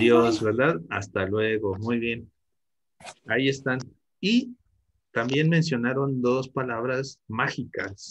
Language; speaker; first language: Spanish; native; Spanish